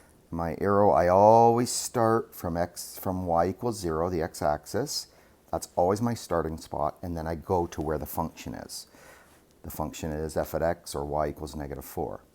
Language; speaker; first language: English; native; English